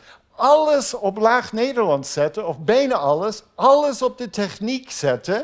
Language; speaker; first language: Dutch; non-native, fluent; English